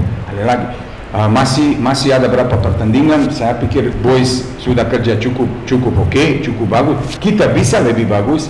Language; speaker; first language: Indonesian; non-native, fluent; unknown